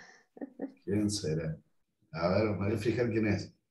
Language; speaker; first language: Spanish; native; Spanish